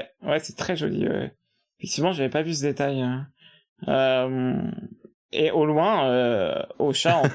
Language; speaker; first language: French; native; French